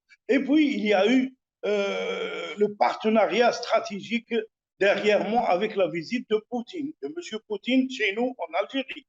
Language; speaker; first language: French; non-native, local second language; Arabic